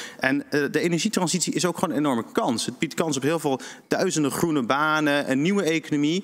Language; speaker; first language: Dutch; native; Dutch